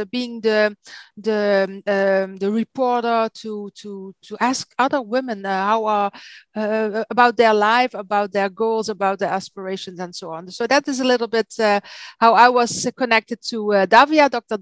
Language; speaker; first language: English; non-native, fluent; Dutch